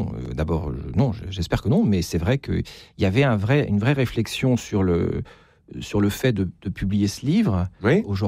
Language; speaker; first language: French; native; French